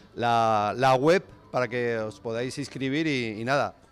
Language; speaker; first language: Spanish; native; Spanish